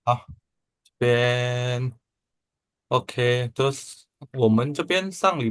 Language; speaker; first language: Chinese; non-native, fluent; Indonesian